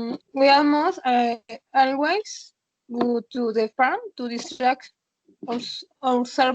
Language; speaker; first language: English; non-native, learner; Spanish